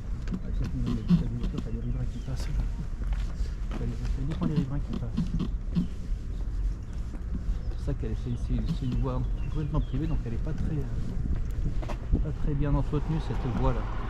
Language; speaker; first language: French; native; French